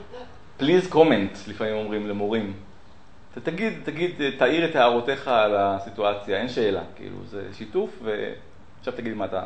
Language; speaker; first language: Hebrew; native; Hebrew